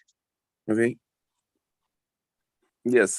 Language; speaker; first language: English; non-native, learner; Spanish